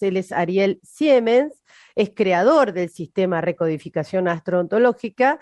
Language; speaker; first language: Spanish; native; Spanish